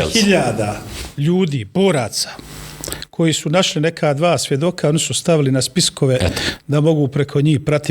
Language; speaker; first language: Bosnian; native; Bosnian